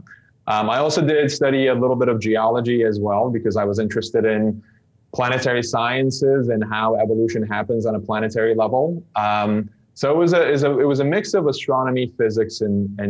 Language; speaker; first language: English; non-native, fluent; Turkish